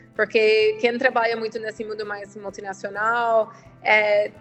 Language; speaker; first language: Portuguese; non-native, fluent; English